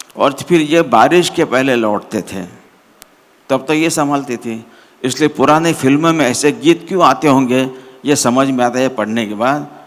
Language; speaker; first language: Hindi; non-native, local second language; Marathi